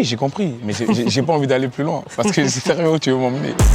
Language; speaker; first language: French; native; French